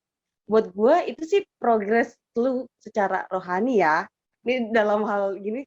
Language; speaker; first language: Indonesian; native; Indonesian